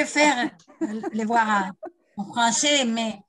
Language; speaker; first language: French; non-native, learner; Spanish